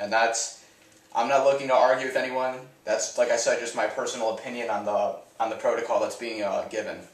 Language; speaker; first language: English; native; English